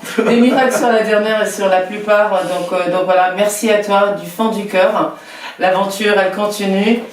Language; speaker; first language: French; native; French